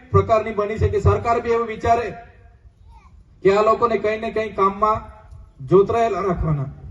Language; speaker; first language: Gujarati; non-native, local second language; Vasavi